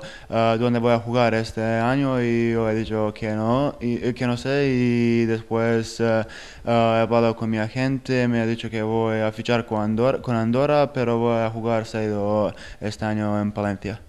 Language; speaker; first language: Spanish; non-native, fluent; Bosnian